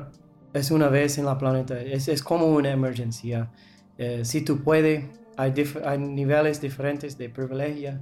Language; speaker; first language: Spanish; non-native, learner; English